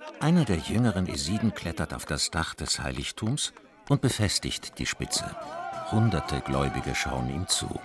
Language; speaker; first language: German; native; German